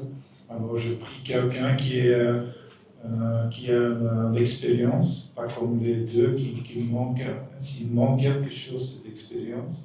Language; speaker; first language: French; non-native, local second language; Dutch